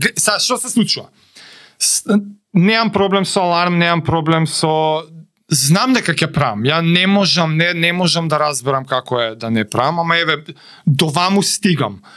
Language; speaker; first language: Macedonian; native; Macedonian